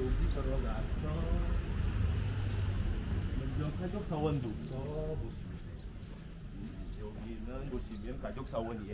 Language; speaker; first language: Korean; non-native, fluent; Indonesian